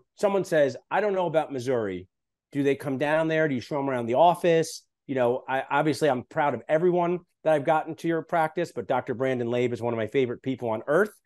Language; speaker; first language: English; native; English